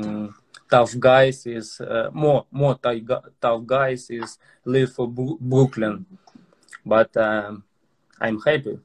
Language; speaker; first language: English; non-native, learner; Russian